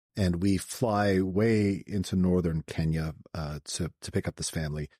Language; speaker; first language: English; native; English